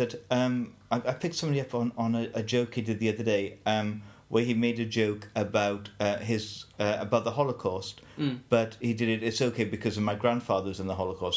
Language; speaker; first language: English; native; English